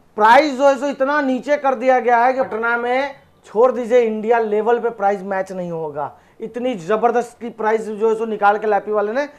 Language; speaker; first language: Hindi; native; Hindi